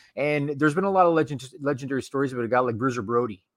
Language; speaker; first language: English; native; English